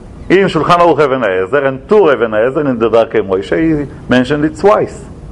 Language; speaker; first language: English; non-native, fluent; Hebrew